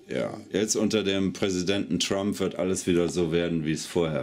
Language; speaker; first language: German; native; German